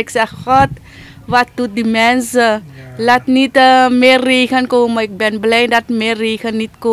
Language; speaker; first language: Dutch; non-native, local second language; Caribbean Hindustani